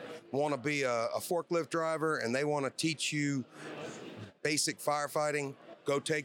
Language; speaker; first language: English; native; English